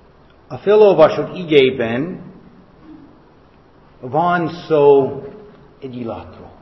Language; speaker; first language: Hungarian; non-native, fluent; English